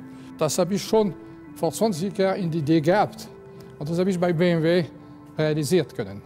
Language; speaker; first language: German; non-native, fluent; French